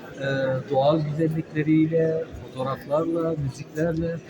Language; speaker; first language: Turkish; native; Turkish